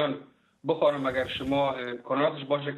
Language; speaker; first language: Persian; native; Persian